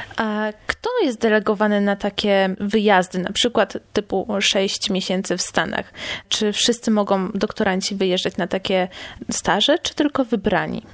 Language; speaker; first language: Polish; native; Polish